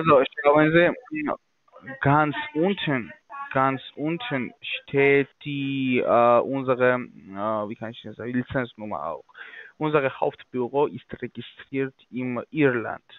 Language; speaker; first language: German; non-native, fluent; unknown